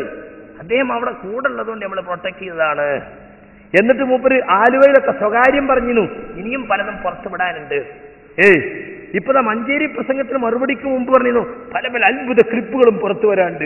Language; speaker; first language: Malayalam; native; Malayalam